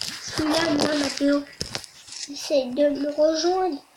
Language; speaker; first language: French; native; French